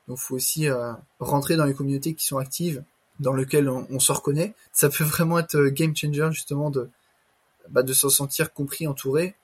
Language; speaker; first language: French; native; French